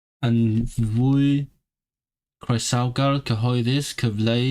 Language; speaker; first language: Welsh; non-native, learner; Cantonese